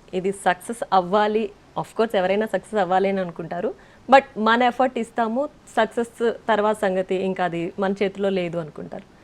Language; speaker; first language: Telugu; native; Telugu